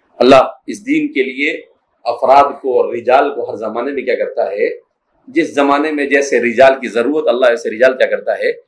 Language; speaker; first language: Urdu; native; Urdu